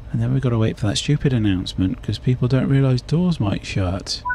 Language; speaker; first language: English; native; English